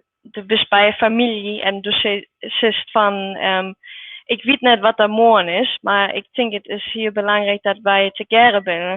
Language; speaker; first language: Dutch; non-native, learner; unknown